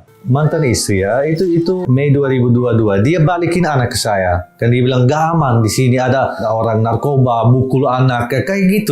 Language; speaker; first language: Indonesian; non-native, fluent; Dutch